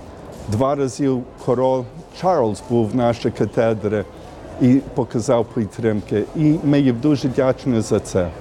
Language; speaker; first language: Ukrainian; early bilingual, heritage; Ukrainian